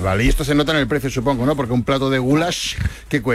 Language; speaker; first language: Spanish; native; Spanish